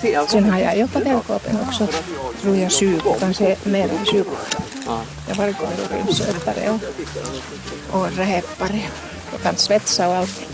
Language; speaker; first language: Swedish; non-native, learner; Finnish